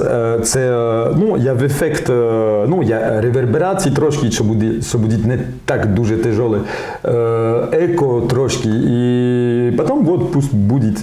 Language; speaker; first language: Ukrainian; non-native, learner; French